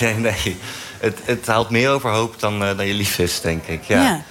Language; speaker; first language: Dutch; native; Dutch